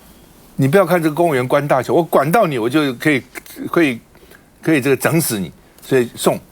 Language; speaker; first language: Chinese; native; Chinese